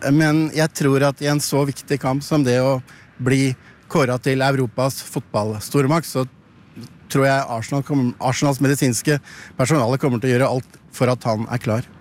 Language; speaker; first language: Norwegian; native; Norwegian